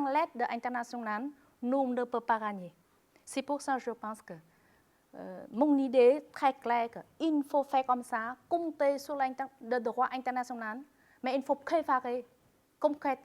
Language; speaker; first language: French; non-native, fluent; Vietnamese